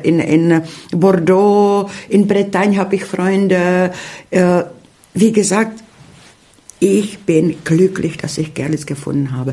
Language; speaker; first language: German; early bilingual, heritage; Czech